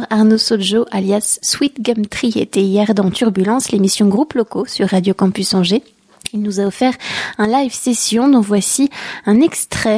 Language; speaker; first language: French; native; French